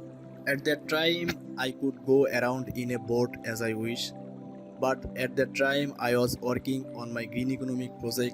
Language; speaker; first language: English; non-native, learner; Bangla